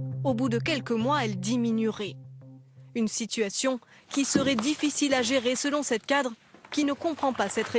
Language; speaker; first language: French; native; French